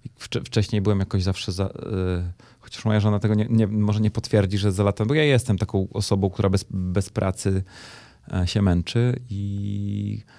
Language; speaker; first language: Polish; native; Polish